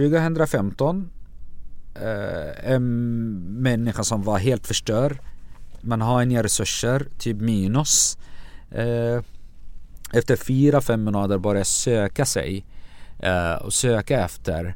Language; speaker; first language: Swedish; non-native, fluent; Arabic